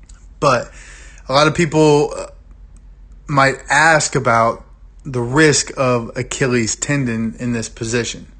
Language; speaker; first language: English; native; English